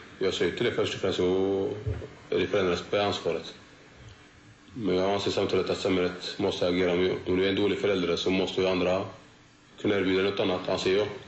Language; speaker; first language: Swedish; early bilingual, other home language; Turoyo